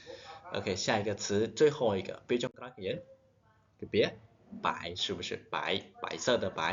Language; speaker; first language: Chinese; non-native, fluent; Khmer